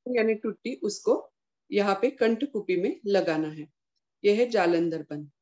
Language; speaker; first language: Hindi; non-native, local second language; Marathi